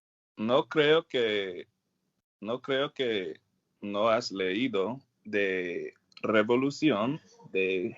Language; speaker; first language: Spanish; non-native, fluent; English